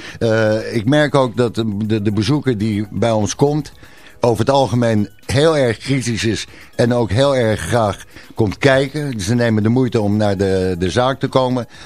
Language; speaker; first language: Dutch; native; Dutch